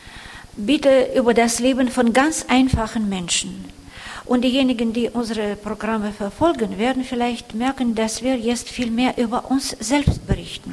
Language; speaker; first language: German; non-native, fluent; Russian